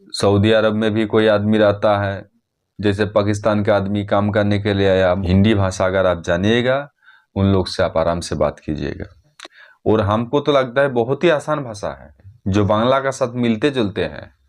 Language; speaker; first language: Hindi; non-native, fluent; Bangla